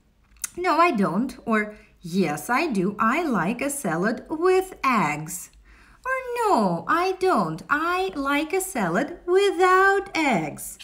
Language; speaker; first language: English; non-native, fluent; Russian